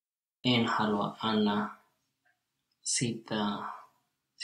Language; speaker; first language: Finnish; non-native, learner; English